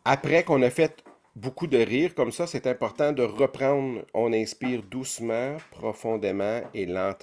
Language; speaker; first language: French; native; French